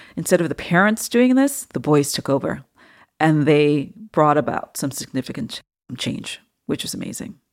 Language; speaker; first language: English; native; English